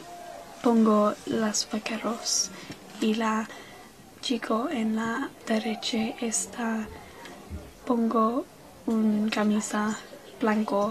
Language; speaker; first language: Spanish; non-native, learner; English